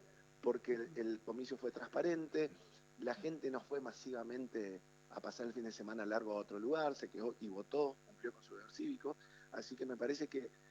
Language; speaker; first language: Spanish; native; Spanish